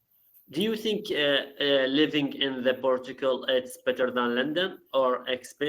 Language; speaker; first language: English; non-native, learner; Arabic